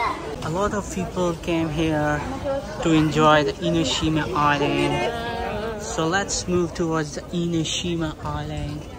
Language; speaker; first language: English; non-native, local second language; Urdu